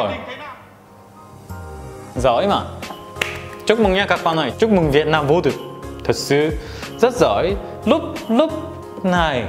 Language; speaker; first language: Vietnamese; non-native, learner; Korean